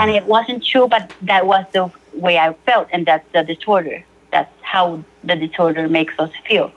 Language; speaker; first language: English; non-native, fluent; Spanish